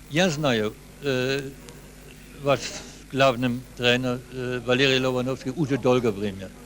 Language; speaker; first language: Russian; non-native, learner; German